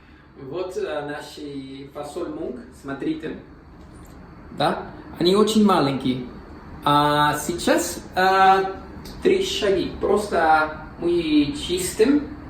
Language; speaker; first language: Russian; non-native, learner; Spanish